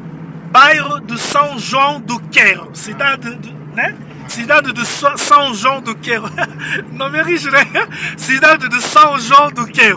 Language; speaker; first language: Portuguese; non-native, learner; Lingala